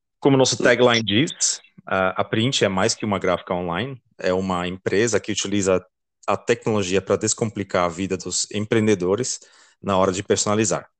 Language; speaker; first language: Portuguese; non-native, fluent; Dutch